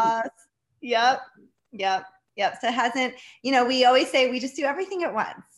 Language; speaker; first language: English; native; English